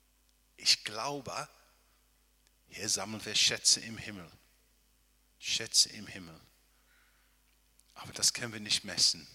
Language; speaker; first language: German; non-native, fluent; English